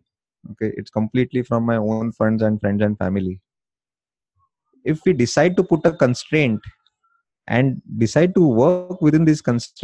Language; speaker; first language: English; non-native, local second language; Marathi